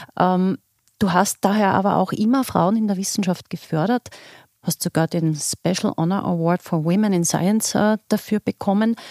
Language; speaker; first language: German; native; German